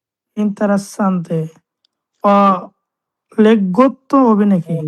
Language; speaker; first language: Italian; non-native, learner; Bangla